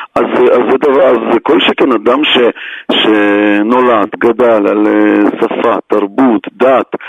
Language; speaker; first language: Hebrew; non-native, fluent; Russian